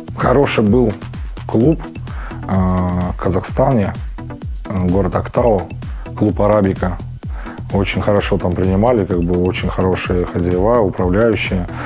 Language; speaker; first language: Russian; native; Russian